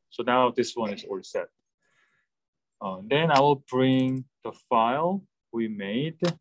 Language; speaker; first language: English; non-native, fluent; Korean